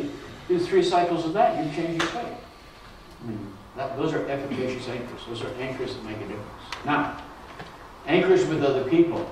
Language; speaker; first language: English; native; English